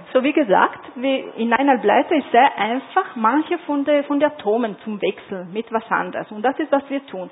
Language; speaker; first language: German; non-native, fluent; Italian